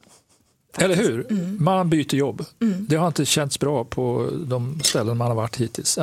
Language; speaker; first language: Swedish; native; Swedish